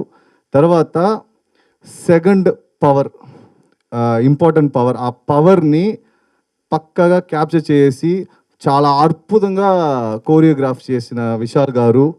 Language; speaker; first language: Telugu; non-native, learner; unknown